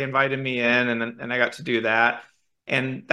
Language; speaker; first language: English; native; English